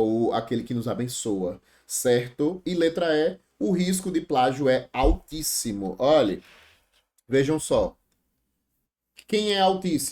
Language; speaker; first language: Portuguese; native; Portuguese